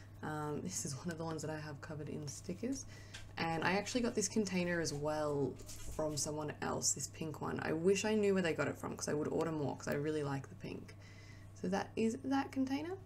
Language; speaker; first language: English; native; English